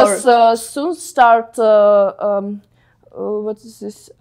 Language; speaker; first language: English; non-native, learner; Ukrainian